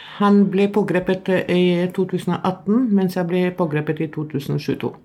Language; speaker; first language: Norwegian; non-native, fluent; Albanian